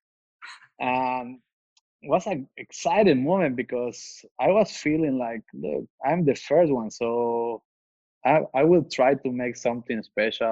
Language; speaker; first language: English; non-native, fluent; Spanish